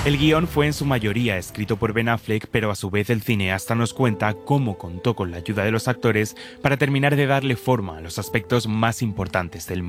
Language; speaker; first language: Spanish; native; Spanish